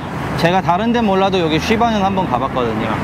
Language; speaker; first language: Korean; native; Korean